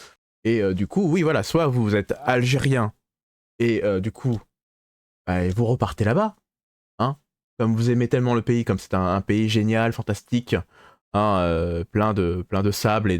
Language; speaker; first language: French; native; French